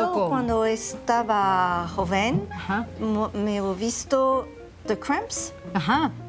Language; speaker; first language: Spanish; non-native, learner; French